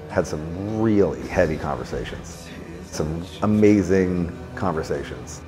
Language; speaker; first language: English; native; English